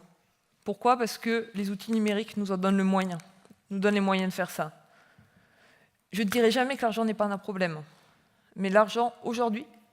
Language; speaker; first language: French; native; French